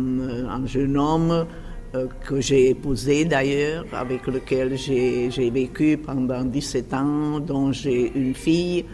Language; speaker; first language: French; non-native, fluent; Czech